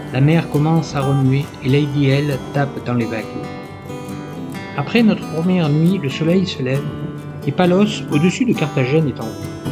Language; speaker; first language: French; native; French